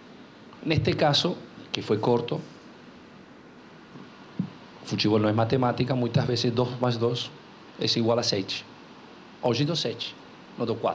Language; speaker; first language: Portuguese; non-native, local second language; Spanish